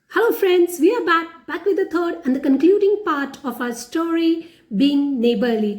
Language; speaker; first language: English; non-native, local second language; Hindi